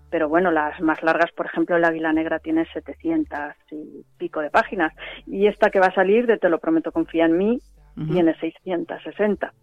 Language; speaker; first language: Spanish; native; Spanish